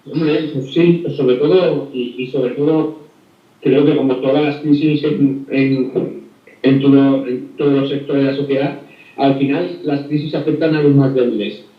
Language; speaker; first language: Spanish; native; Spanish